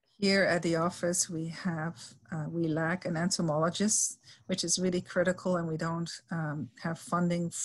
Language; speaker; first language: English; non-native, fluent; Dutch